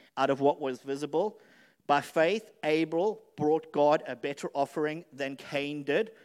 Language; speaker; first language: English; native; English